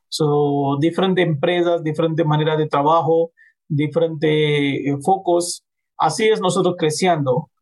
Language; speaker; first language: Spanish; non-native, learner; Hindi